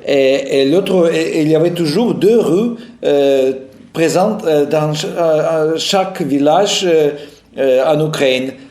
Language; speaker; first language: French; non-native, fluent; Russian